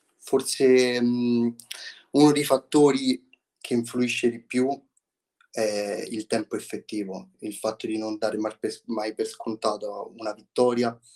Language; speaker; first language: Italian; native; Italian